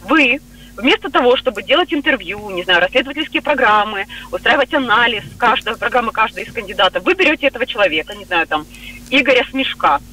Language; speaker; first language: Russian; native; Russian